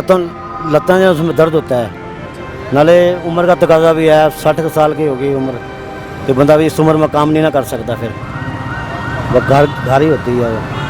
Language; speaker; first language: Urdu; non-native, local second language; Punjabi